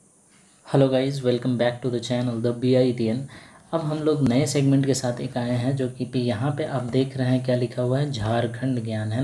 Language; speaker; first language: Hindi; native; Hindi